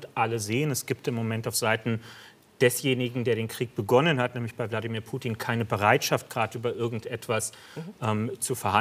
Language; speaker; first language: German; native; German